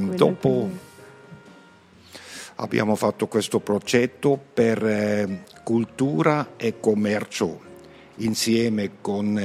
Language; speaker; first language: Italian; non-native, learner; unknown